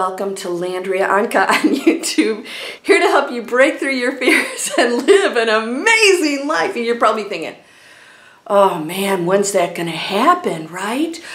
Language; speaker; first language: English; native; English